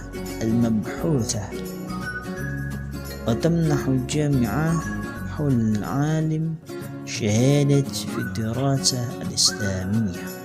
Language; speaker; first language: Arabic; non-native, learner; Indonesian